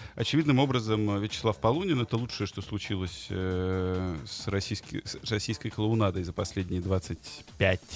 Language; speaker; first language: Russian; native; Russian